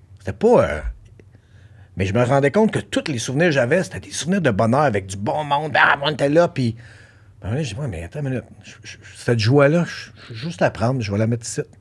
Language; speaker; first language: French; native; French